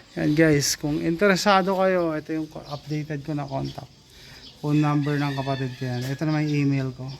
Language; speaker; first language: Filipino; native; Filipino